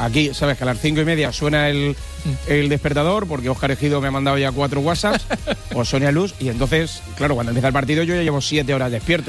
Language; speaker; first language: Spanish; native; Spanish